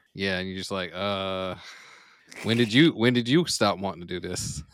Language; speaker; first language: English; native; English